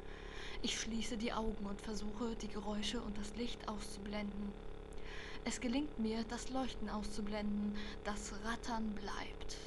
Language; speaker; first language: German; native; German